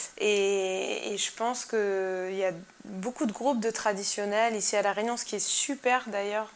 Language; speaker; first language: French; native; French